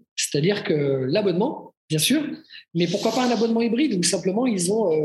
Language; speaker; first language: French; native; French